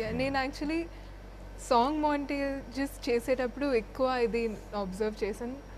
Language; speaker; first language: Telugu; non-native, fluent; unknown